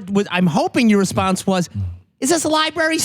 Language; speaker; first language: English; native; English